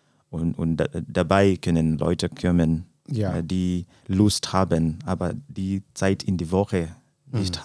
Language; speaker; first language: German; non-native, fluent; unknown